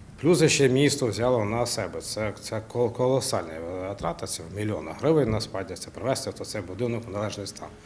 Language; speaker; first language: Ukrainian; non-native, local second language; Russian